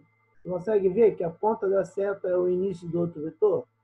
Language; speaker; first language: Portuguese; native; Portuguese